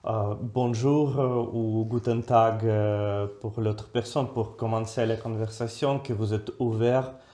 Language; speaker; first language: French; non-native, fluent; Russian